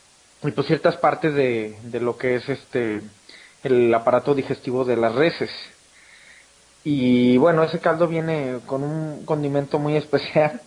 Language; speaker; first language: Spanish; native; Spanish